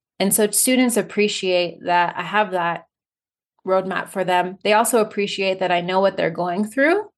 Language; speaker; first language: English; native; English